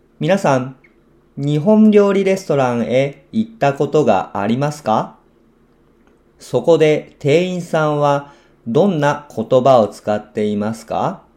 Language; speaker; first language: Japanese; non-native, fluent; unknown